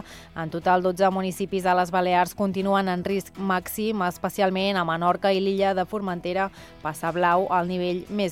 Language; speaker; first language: Catalan; native; Catalan